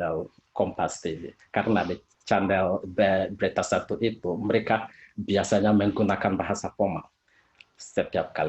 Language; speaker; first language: Indonesian; non-native, fluent; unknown